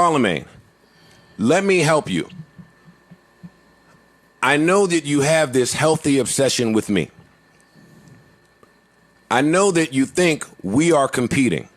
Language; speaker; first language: English; native; English